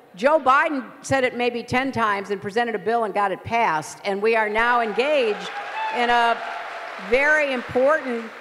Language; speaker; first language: English; native; English